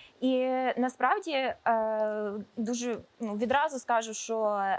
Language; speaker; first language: Ukrainian; early bilingual, heritage; Ukrainian